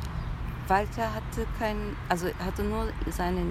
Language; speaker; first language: German; early bilingual, other home language; Turkish